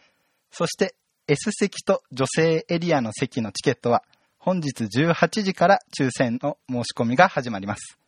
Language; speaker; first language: Japanese; native; Japanese